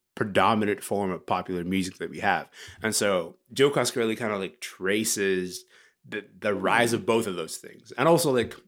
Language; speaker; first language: English; early bilingual, other home language; Arabic